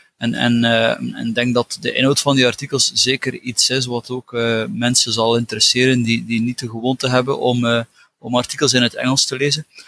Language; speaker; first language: Dutch; native; Dutch